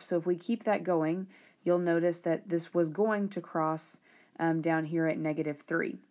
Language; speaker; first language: English; native; English